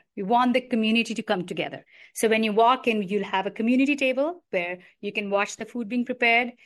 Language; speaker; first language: English; non-native, local second language; Hindi